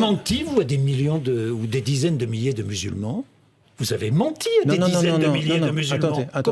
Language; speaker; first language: French; native; French